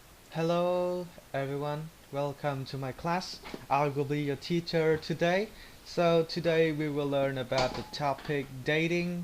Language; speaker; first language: English; non-native, learner; Vietnamese